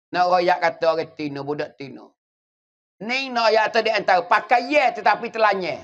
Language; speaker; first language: Malay; native; Malay